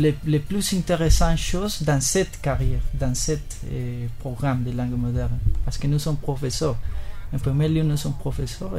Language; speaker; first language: French; non-native, learner; Spanish